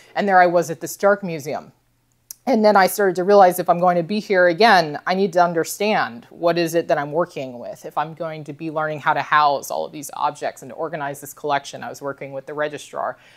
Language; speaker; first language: English; native; English